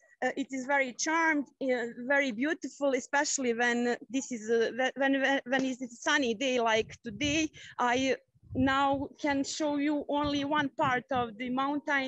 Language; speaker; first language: English; non-native, fluent; Croatian